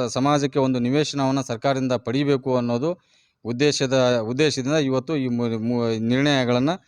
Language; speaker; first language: Kannada; non-native, local second language; Lambadi